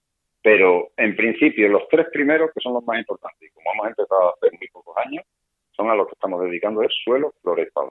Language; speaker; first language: Spanish; native; Spanish